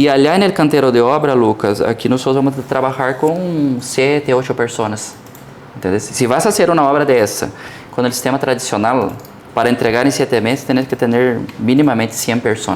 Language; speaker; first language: Portuguese; early bilingual, heritage; Portuguese